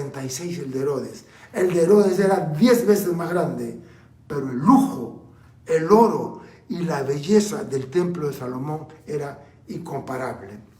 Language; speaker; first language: Spanish; native; Spanish